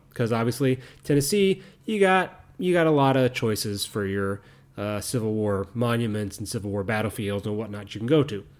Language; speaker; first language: English; native; English